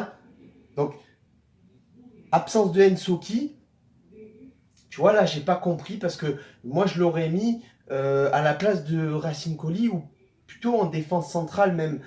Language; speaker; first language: French; native; French